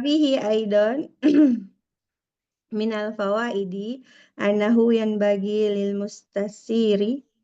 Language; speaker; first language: Arabic; non-native, learner; Indonesian